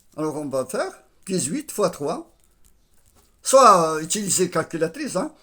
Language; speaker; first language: French; non-native, local second language; Arabic